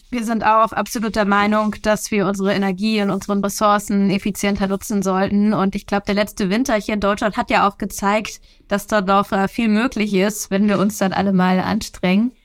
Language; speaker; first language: German; native; German